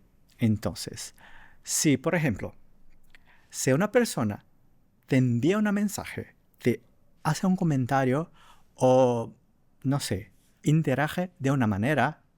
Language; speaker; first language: Spanish; non-native, fluent; Portuguese